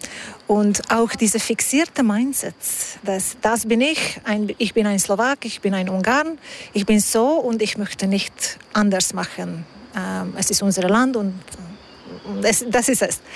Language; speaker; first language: German; non-native, fluent; Hungarian